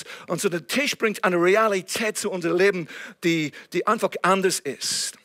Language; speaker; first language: German; non-native, fluent; English